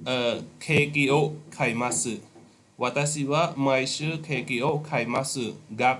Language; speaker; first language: Japanese; non-native, fluent; Khmer